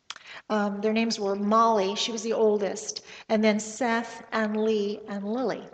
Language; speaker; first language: English; native; English